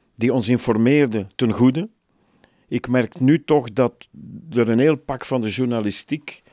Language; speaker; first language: Dutch; native; Dutch